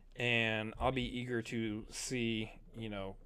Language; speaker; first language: English; native; English